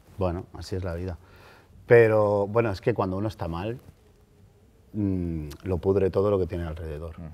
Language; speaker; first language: Spanish; native; Spanish